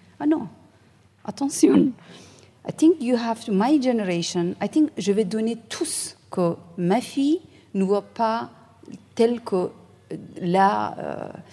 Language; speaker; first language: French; non-native, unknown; Persian